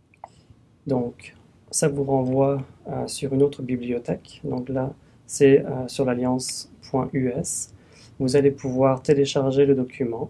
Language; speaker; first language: French; native; French